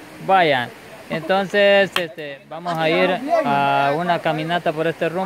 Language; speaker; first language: Spanish; native; Spanish